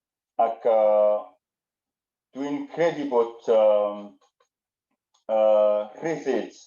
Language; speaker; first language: Welsh; non-native, learner; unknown